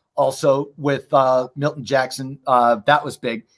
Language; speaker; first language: English; native; English